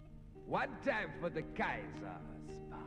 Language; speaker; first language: English; native; English